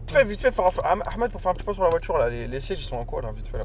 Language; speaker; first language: French; native; French